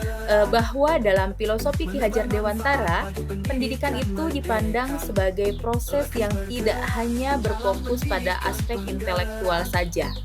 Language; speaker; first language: Indonesian; native; Indonesian